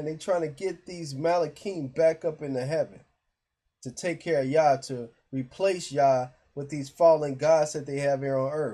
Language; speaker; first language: English; native; English